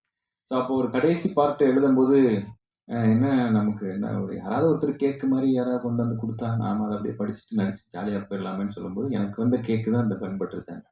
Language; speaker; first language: Tamil; native; Tamil